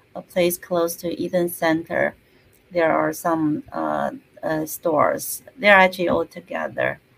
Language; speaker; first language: English; non-native, fluent; Chinese